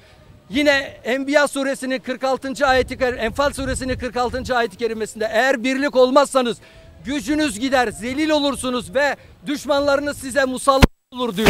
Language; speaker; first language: Turkish; native; Turkish